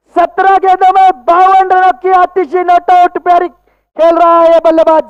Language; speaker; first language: Hindi; non-native, local second language; Marathi